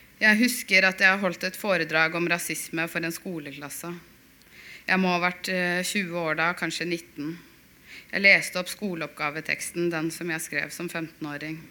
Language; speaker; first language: Norwegian; early bilingual, other home language; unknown